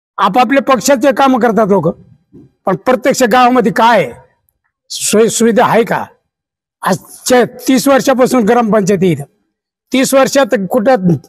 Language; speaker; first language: Marathi; non-native, local second language; Lambadi